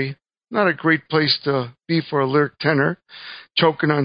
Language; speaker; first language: English; early bilingual, other home language; Spanish